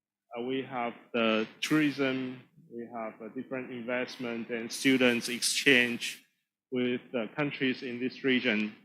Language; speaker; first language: English; non-native, fluent; Chinese